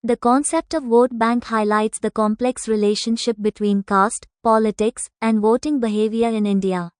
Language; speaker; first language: English; non-native, local second language; Tamil